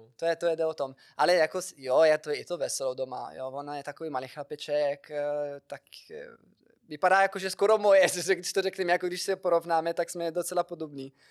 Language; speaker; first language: Czech; non-native, fluent; Italian